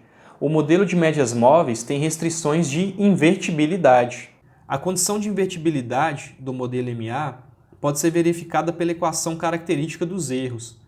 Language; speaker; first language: Portuguese; native; Portuguese